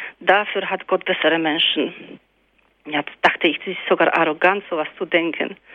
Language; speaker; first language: German; non-native, fluent; Polish